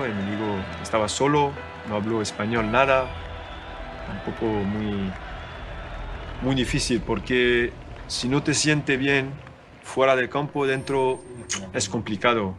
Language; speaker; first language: Spanish; non-native, learner; French